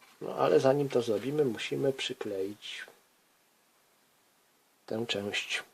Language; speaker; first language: Polish; native; Polish